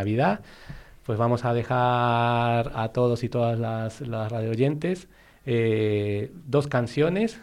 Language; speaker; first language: Spanish; native; Spanish